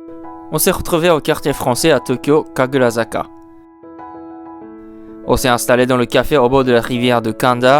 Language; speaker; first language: French; non-native, fluent; Japanese